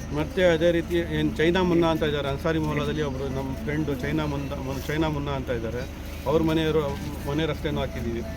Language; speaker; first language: Kannada; non-native, local second language; Urdu